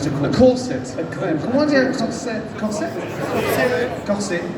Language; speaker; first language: French; non-native, fluent; English